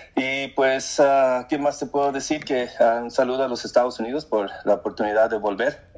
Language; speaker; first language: Spanish; early bilingual, heritage; Spanish